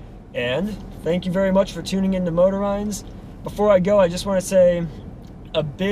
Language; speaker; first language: English; native; English